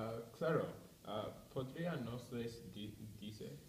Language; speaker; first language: Spanish; non-native, learner; English